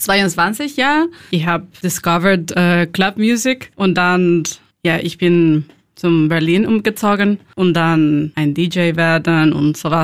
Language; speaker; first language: German; non-native, learner; Spanish